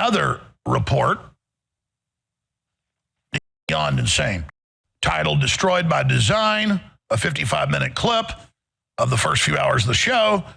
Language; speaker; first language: English; native; English